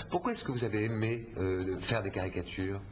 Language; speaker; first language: French; native; French